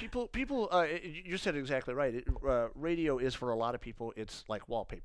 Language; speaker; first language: English; native; English